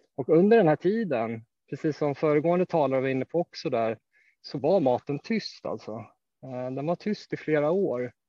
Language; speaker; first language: Swedish; native; Swedish